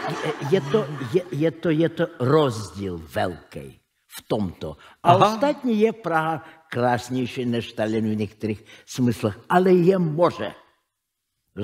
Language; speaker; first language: Czech; non-native, fluent; Russian